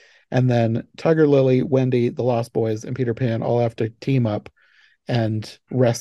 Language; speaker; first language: English; native; English